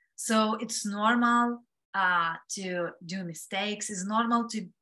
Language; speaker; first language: English; non-native, fluent; Lithuanian